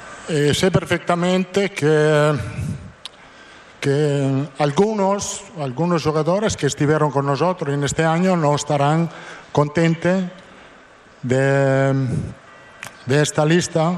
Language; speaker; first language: Portuguese; non-native, fluent; Italian